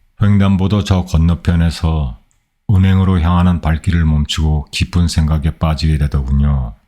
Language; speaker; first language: Korean; native; Korean